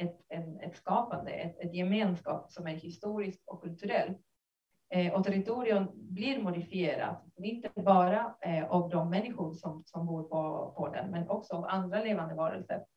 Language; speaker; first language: Swedish; non-native, fluent; Spanish